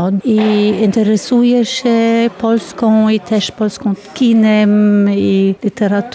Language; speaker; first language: Polish; non-native, learner; German